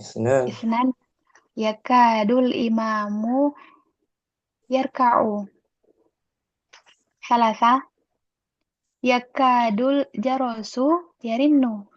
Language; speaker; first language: Arabic; non-native, learner; Indonesian